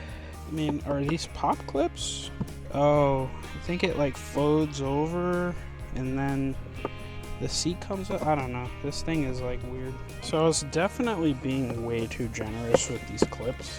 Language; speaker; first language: English; native; English